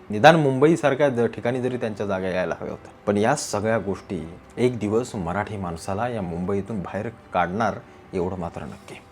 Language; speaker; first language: Marathi; native; Marathi